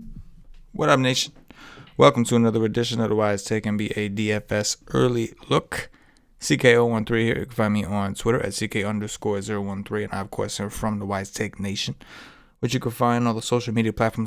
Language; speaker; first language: English; native; English